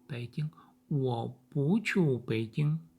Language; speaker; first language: Chinese; non-native, learner; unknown